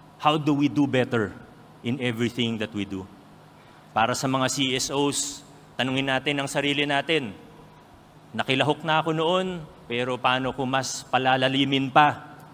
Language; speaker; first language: Filipino; native; Filipino